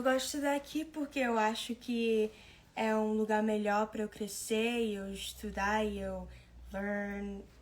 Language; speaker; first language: Portuguese; early bilingual, heritage; Portuguese